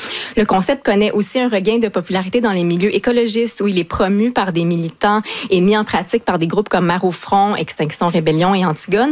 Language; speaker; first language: French; native; French